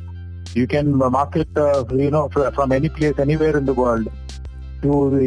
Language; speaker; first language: English; non-native, local second language; Telugu